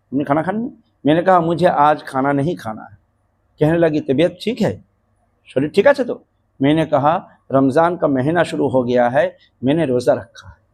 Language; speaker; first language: Urdu; non-native, fluent; Bangla